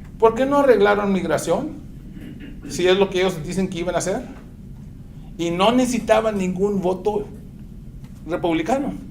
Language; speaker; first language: Spanish; non-native, fluent; English